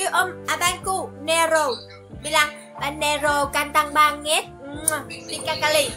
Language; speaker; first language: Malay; non-native, learner; Vietnamese